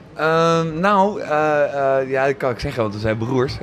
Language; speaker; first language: Dutch; native; Dutch